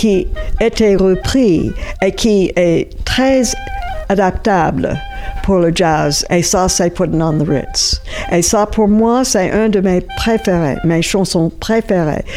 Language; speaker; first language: French; non-native, fluent; English